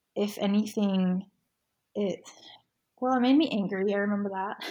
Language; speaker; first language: English; early bilingual, other home language; Spanish